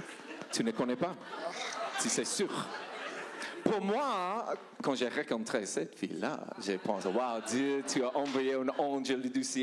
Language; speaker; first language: French; non-native, learner; English